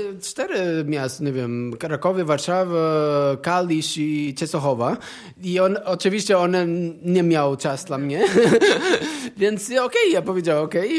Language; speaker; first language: Polish; non-native, learner; Portuguese